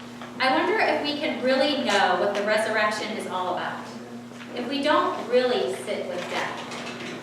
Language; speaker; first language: English; native; English